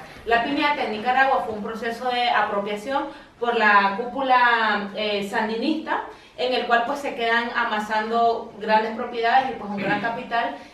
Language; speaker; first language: Spanish; native; Spanish